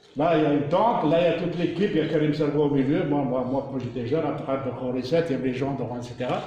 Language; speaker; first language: French; native; French